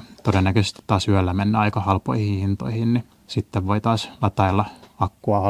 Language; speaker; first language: Finnish; native; Finnish